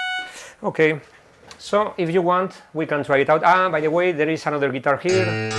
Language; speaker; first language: English; non-native, fluent; Spanish